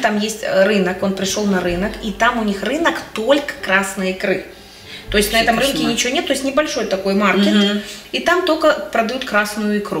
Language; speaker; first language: Russian; native; Russian